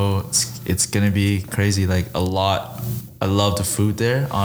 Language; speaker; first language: English; early bilingual, other home language; Chinese